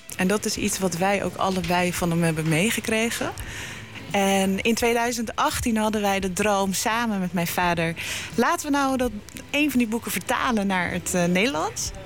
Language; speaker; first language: Dutch; early bilingual, other home language; Turkish